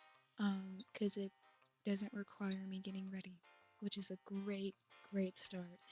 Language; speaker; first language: English; native; English